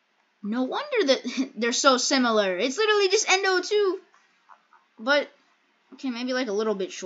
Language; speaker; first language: English; native; English